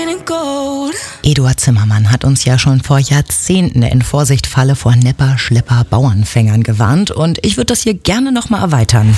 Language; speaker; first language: German; native; German